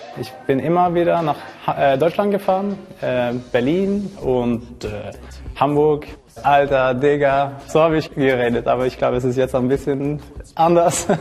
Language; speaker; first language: German; non-native, fluent; Norwegian